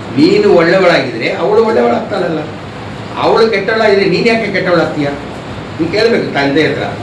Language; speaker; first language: Kannada; non-native, local second language; Telugu